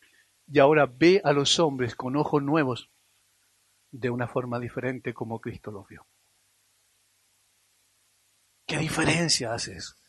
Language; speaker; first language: Spanish; native; Spanish